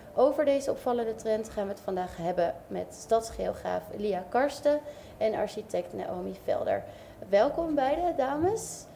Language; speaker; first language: Dutch; native; Dutch